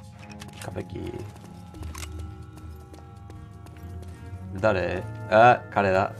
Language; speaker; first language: Japanese; non-native, learner; English